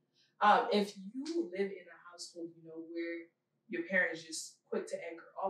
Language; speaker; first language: English; early bilingual, other home language; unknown